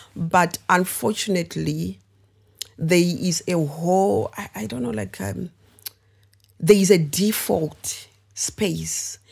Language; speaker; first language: English; non-native, local second language; Shona